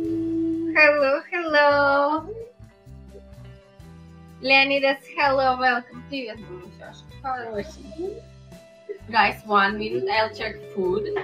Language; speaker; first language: English; non-native, learner; Russian